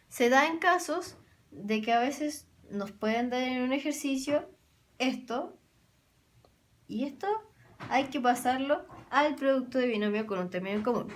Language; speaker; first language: Spanish; native; Spanish